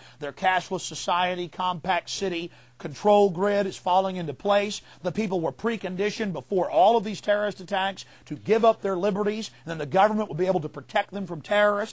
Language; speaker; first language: English; native; English